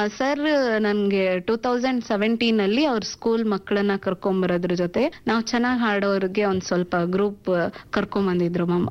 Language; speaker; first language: Kannada; non-native, local second language; Urdu